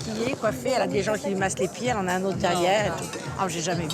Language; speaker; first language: French; native; French